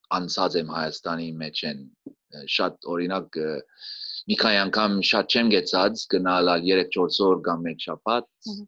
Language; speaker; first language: Armenian; early bilingual, heritage; Armenian